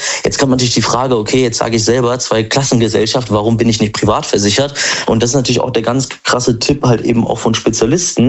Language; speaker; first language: German; native; German